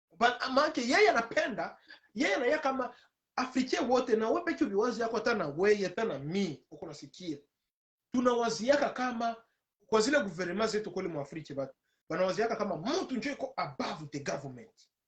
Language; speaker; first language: Swahili; native; Swahili